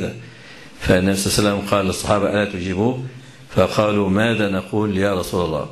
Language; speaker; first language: Arabic; native; Arabic